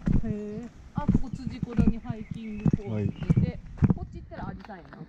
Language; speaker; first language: Japanese; native; Japanese